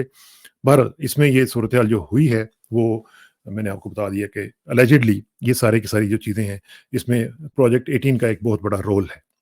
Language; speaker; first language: Urdu; native; Urdu